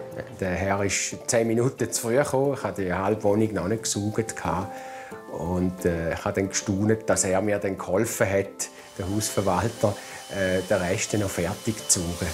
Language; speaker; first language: German; native; German